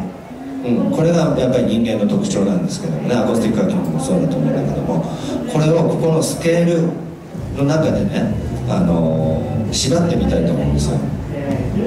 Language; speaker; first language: Japanese; native; Japanese